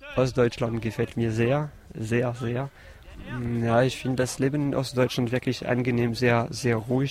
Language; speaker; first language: German; non-native, fluent; French